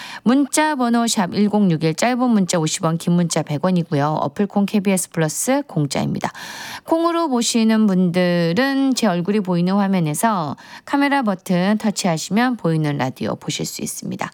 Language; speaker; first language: Korean; native; Korean